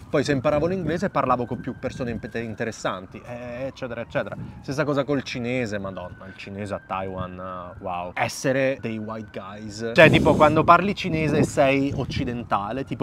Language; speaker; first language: Italian; native; Italian